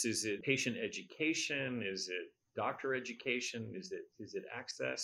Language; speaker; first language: English; native; English